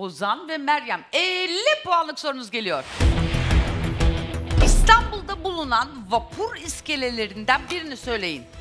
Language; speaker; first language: Turkish; native; Turkish